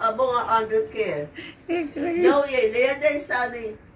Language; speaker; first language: Dutch; non-native, local second language; Sranan Tongo